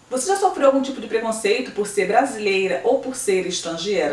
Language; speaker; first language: Portuguese; native; Portuguese